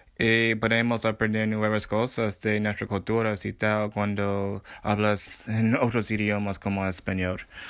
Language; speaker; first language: Spanish; non-native, learner; English